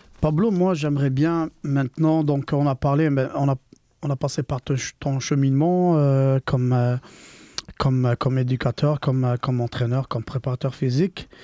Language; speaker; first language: French; non-native, local second language; Arabic